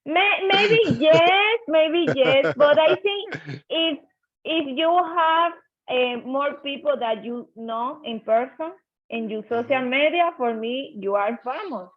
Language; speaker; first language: English; non-native, learner; Spanish